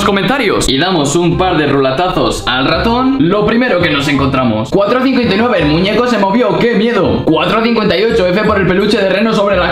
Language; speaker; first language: Spanish; native; Spanish